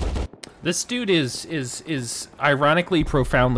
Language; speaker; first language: English; native; English